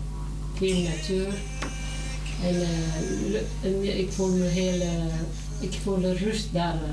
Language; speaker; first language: Dutch; non-native, learner; Arabic